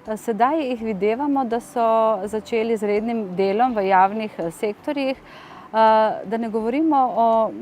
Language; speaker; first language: Slovenian; non-native, fluent; Macedonian